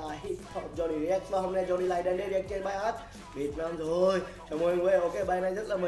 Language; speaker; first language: Vietnamese; non-native, learner; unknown